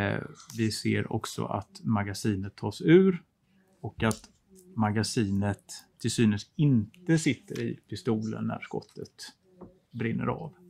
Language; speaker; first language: Swedish; native; Swedish